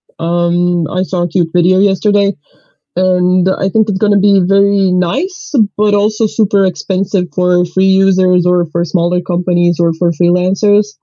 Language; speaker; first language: English; non-native, fluent; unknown